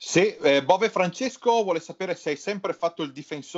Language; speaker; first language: Italian; native; Italian